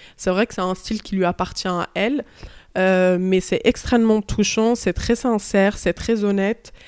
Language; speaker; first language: French; early bilingual, other home language; Arabic